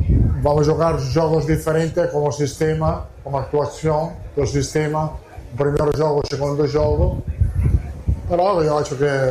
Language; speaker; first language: Portuguese; non-native, fluent; Italian